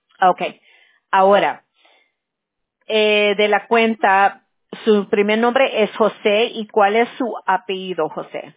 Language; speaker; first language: Spanish; early bilingual, heritage; Spanish